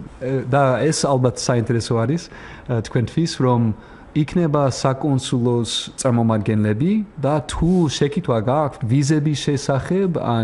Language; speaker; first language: Georgian; non-native, learner; English